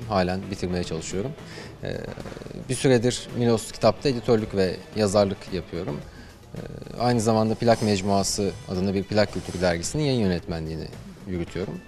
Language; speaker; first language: Turkish; native; Turkish